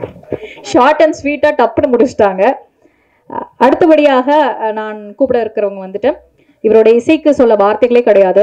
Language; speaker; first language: Tamil; native; Tamil